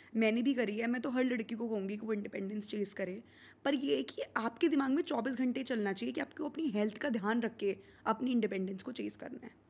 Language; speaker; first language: Hindi; native; Hindi